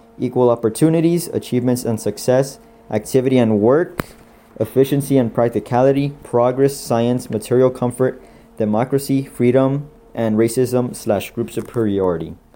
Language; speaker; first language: English; early bilingual, other home language; Spanish